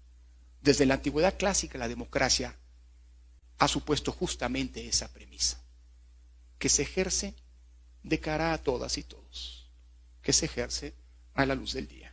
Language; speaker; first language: Spanish; native; Spanish